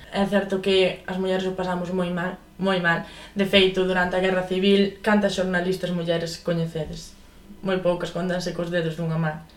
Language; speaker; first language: Galician; native; Galician